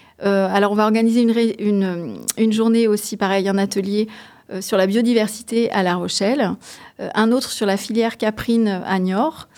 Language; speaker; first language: French; native; French